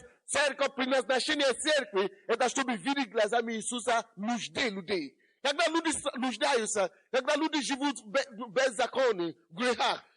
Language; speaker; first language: Russian; non-native, fluent; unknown